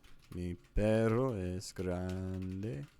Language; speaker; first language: Spanish; non-native, learner; English